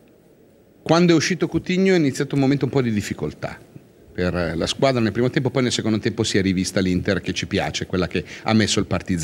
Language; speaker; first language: Italian; native; Italian